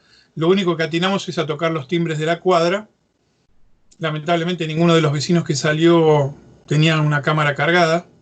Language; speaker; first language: Spanish; native; Spanish